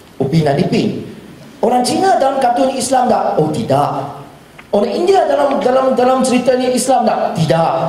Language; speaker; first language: Malay; non-native, local second language; Chinese